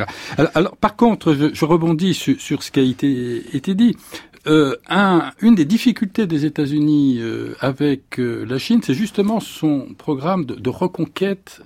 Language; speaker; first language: French; native; French